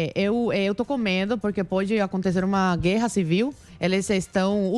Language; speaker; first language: Portuguese; non-native, fluent; Spanish